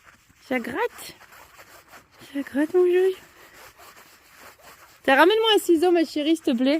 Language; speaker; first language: French; native; French